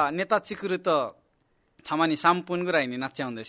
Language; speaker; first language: Japanese; non-native, fluent; Nepali